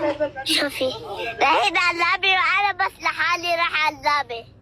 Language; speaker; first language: Arabic; non-native, learner; Amharic